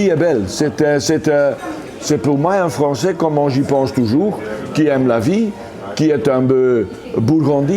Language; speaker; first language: French; non-native, local second language; Dutch